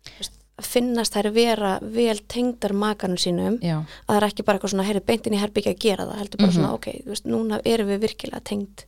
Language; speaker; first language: Icelandic; native; Icelandic